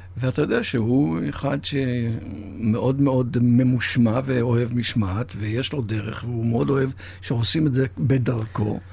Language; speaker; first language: Hebrew; native; Hebrew